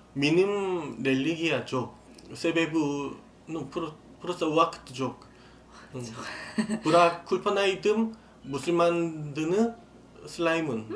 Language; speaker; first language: Kazakh; non-native, learner; Korean